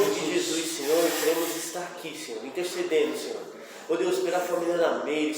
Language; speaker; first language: Portuguese; native; Portuguese